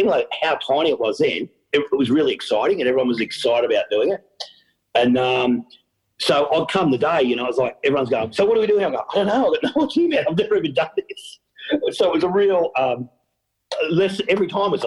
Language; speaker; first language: English; native; English